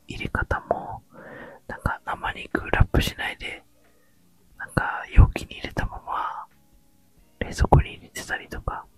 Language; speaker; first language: Japanese; native; Japanese